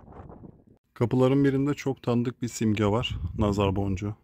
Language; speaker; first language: Turkish; native; Turkish